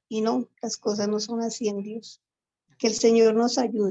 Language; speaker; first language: Spanish; native; Spanish